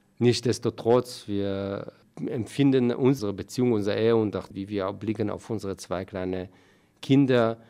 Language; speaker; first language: German; non-native, fluent; Hebrew